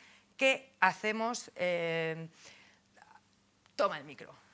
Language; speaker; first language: Spanish; native; Spanish